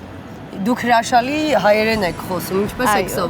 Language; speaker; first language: Armenian; non-native, learner; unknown